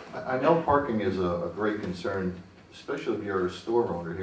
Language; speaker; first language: English; native; English